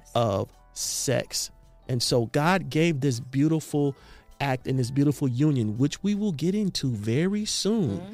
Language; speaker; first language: English; native; English